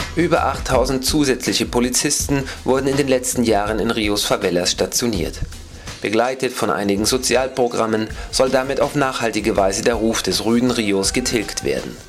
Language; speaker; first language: German; native; German